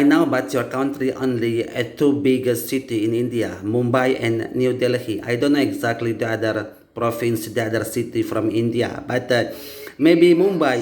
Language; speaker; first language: English; non-native, learner; Indonesian